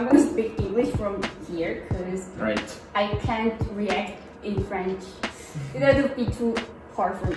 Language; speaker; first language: English; non-native, learner; Korean